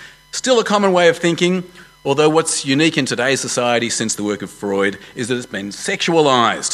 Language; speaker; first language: English; native; English